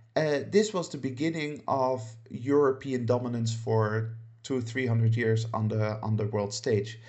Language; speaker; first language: English; non-native, fluent; Dutch